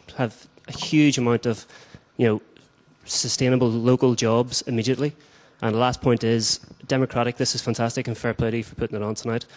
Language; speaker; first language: English; native; English